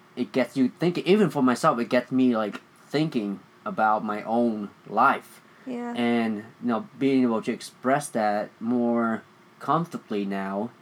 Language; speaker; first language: English; early bilingual, other home language; Vietnamese